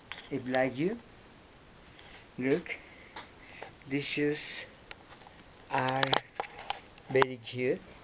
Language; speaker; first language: English; non-native, learner; Spanish